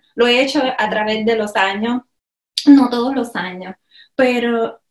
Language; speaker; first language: Spanish; native; Spanish